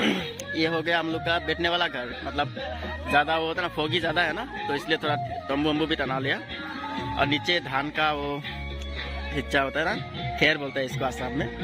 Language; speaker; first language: Hindi; non-native, local second language; Assamese